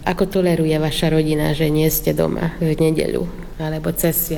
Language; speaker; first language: Slovak; native; Slovak